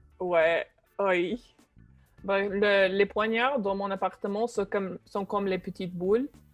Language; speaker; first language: French; non-native, fluent; English